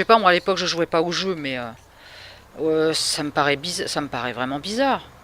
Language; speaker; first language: French; native; French